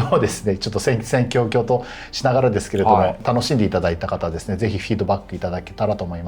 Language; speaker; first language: Japanese; native; Japanese